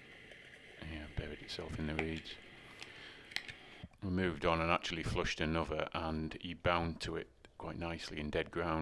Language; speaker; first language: English; native; English